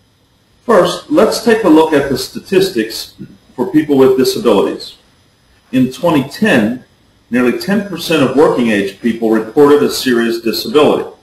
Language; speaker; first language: English; native; English